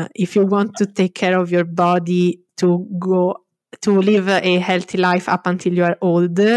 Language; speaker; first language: English; non-native, fluent; Italian